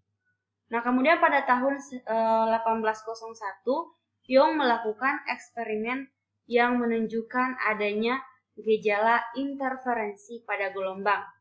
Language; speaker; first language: Indonesian; native; Indonesian